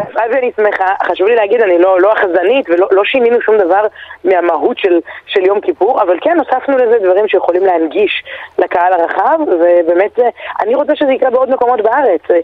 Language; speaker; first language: Hebrew; native; Hebrew